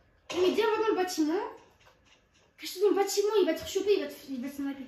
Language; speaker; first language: French; native; French